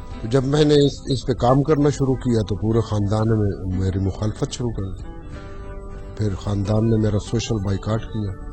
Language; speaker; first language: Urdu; non-native, local second language; Saraiki